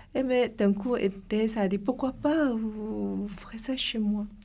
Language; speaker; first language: French; non-native, fluent; Chinese